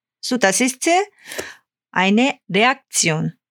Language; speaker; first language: German; non-native, fluent; Korean